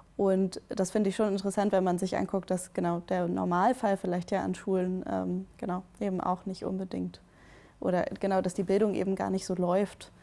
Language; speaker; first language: German; native; German